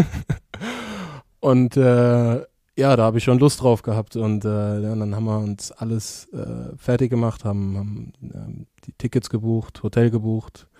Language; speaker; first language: German; native; German